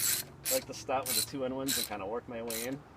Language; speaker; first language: English; native; English